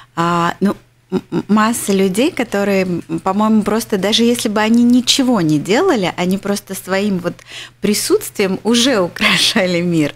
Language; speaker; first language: Russian; native; Russian